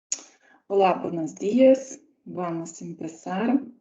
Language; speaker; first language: Spanish; non-native, learner; Lithuanian